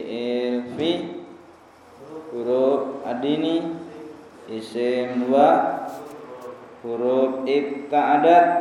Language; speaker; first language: Arabic; non-native, fluent; Indonesian